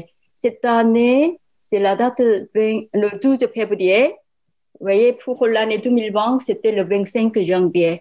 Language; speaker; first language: French; non-native, learner; Korean